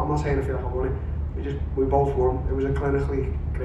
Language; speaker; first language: English; native; English